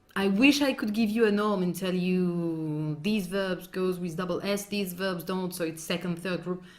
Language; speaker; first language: English; non-native, fluent; French